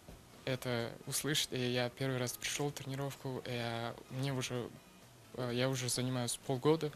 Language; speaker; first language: Russian; non-native, local second language; Kazakh